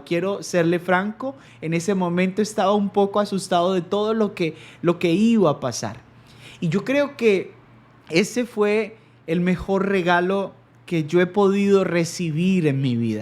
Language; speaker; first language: Spanish; native; Spanish